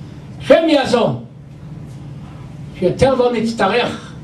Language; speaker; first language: Hebrew; non-native, local second language; Yiddish